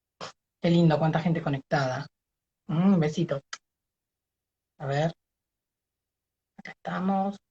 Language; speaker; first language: Spanish; native; Spanish